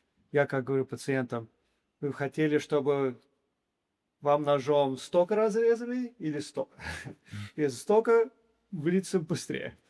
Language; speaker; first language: Russian; early bilingual, heritage; English